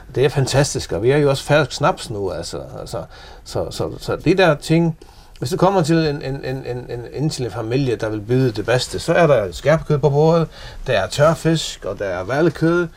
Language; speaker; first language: Danish; non-native, local second language; Faroese